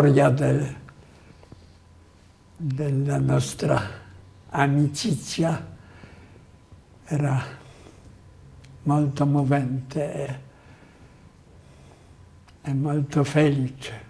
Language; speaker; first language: Italian; non-native, fluent; Polish